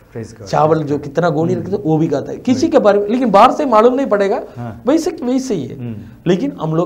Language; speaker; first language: Hindi; non-native, local second language; Tamil